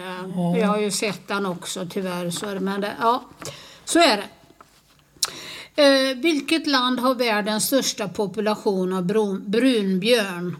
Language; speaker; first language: Swedish; native; Swedish